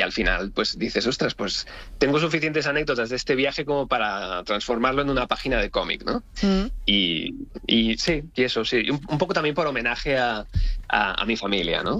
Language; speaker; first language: Spanish; native; Spanish